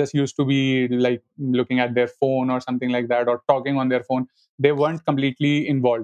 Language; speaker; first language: English; non-native, local second language; Hindi